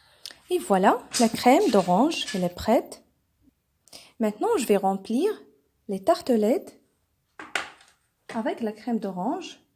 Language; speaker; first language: French; non-native, local second language; Arabic